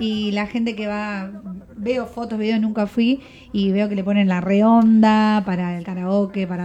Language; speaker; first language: Spanish; native; Spanish